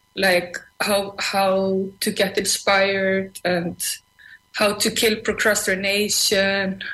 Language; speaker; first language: English; non-native, fluent; Icelandic